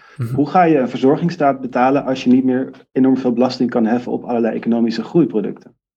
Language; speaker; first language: Dutch; native; Dutch